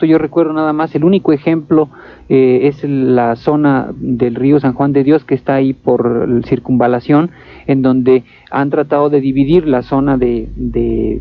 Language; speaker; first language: Spanish; native; Spanish